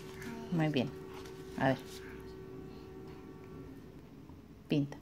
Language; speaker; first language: Spanish; native; Spanish